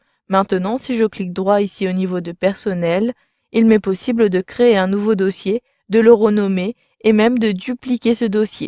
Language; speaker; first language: French; native; French